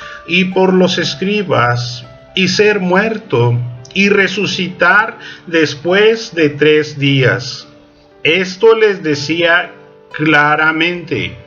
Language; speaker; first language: Spanish; native; Spanish